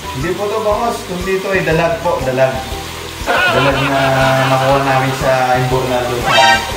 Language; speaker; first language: Filipino; non-native, local second language; Cebuano